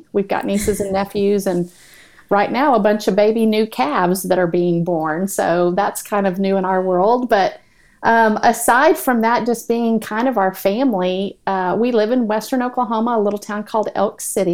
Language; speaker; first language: English; native; English